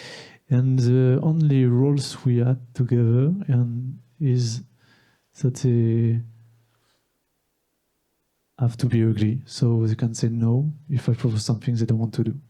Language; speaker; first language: English; non-native, learner; French